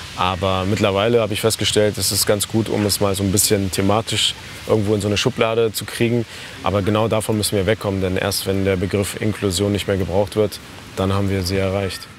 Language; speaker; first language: German; early bilingual, other home language; Turkish